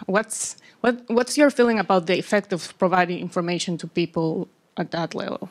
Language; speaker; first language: English; native; English